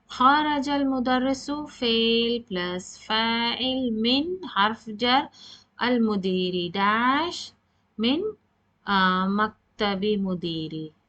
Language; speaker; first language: Arabic; non-native, fluent; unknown